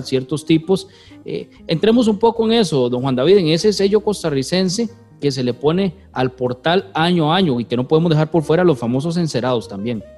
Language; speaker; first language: Spanish; native; Spanish